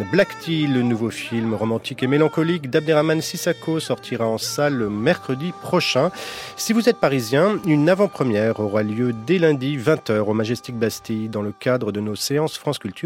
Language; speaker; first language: French; native; French